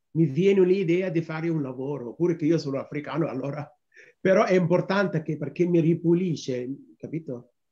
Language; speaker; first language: Italian; non-native, fluent; Arabic